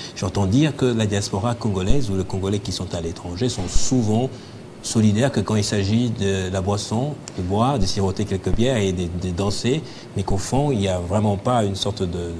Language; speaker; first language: French; non-native, local second language; Lingala